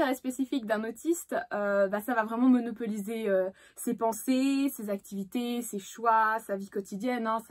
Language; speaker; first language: French; native; French